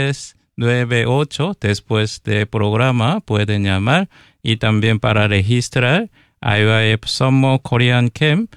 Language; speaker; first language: Spanish; non-native, learner; Korean